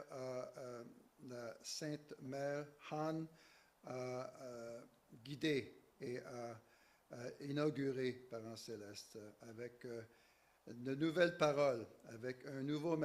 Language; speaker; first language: French; native; French